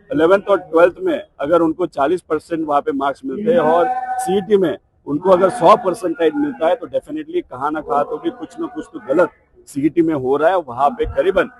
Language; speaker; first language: Hindi; non-native, local second language; Marathi